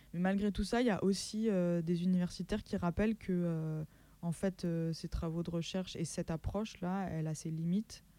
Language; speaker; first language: French; native; French